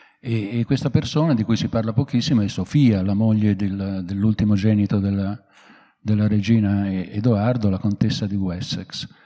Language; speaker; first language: Italian; native; Italian